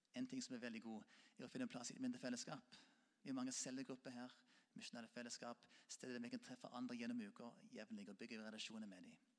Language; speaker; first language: Norwegian; non-native, fluent; English